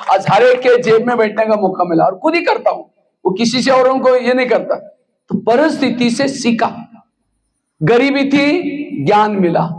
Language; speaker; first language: Hindi; non-native, local second language; Marathi